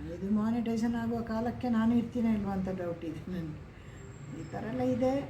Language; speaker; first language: Kannada; non-native, local second language; Malayalam